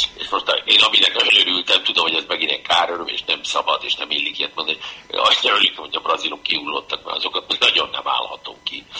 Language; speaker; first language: Hungarian; native; Hungarian